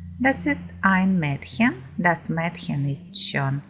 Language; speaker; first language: German; non-native, fluent; Ukrainian